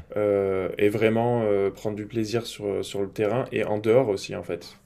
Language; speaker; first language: French; native; French